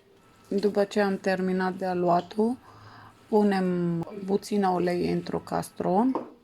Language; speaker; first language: Romanian; non-native, learner; Arabic